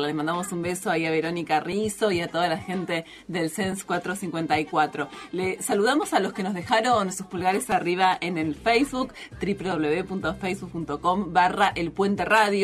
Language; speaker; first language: Spanish; native; Spanish